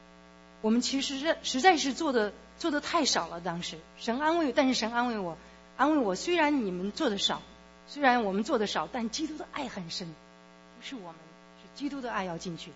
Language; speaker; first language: Chinese; native; Chinese